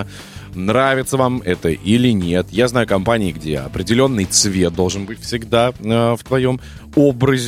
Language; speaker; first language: Russian; native; Russian